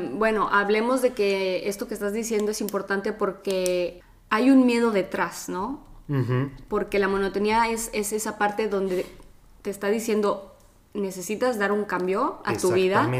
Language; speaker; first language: Spanish; native; Spanish